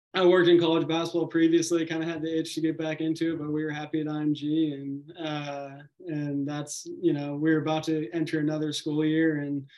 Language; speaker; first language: English; native; English